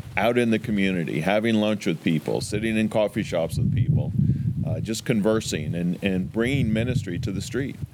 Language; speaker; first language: English; native; English